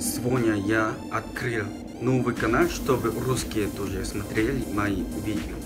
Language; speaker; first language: Russian; non-native, learner; Korean